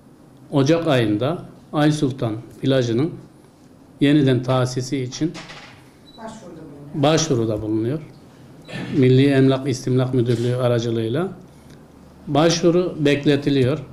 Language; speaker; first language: Turkish; native; Turkish